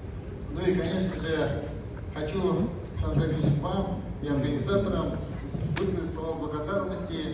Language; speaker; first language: Russian; native; Russian